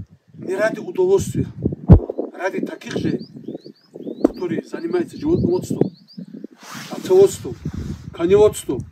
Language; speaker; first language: Russian; non-native, local second language; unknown